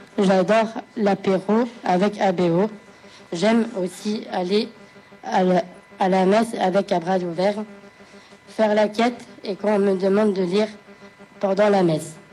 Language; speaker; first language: French; native; French